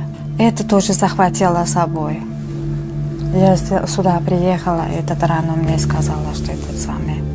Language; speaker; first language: Russian; non-native, learner; Uzbek